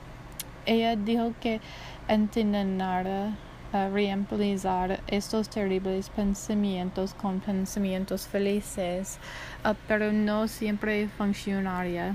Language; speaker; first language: Spanish; non-native, learner; English